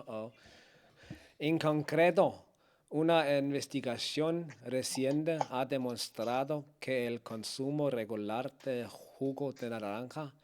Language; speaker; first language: Spanish; non-native, learner; Danish